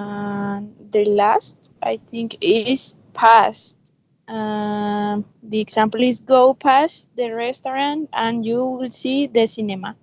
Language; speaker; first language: English; non-native, learner; Spanish